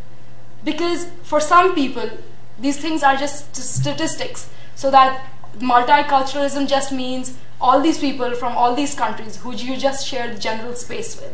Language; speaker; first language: English; non-native, local second language; Urdu